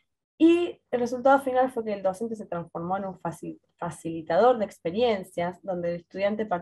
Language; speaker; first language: Spanish; native; Spanish